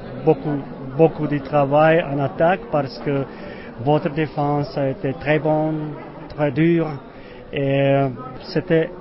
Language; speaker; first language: French; non-native, learner; Czech